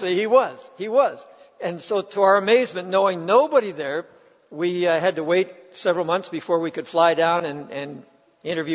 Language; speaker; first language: English; native; English